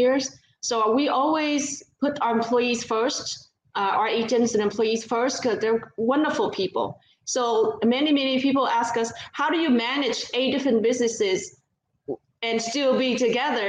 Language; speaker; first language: English; non-native, fluent; Vietnamese